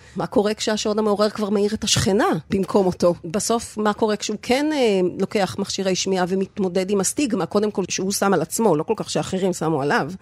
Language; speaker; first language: Hebrew; native; Hebrew